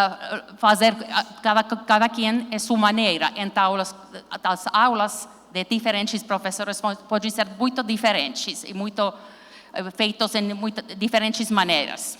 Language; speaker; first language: Portuguese; non-native, learner; Finnish